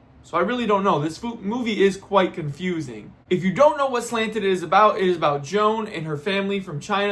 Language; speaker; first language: English; native; English